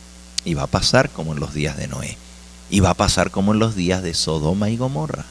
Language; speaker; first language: Spanish; native; Spanish